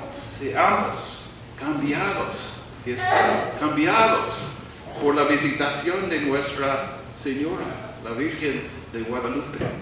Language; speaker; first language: Spanish; non-native, fluent; English